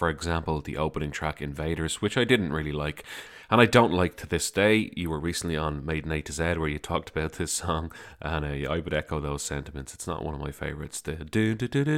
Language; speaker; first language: English; native; English